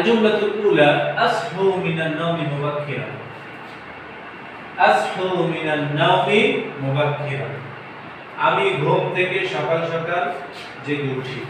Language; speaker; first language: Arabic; non-native, fluent; Bangla